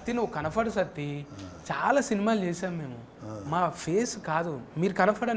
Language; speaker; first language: Telugu; native; Telugu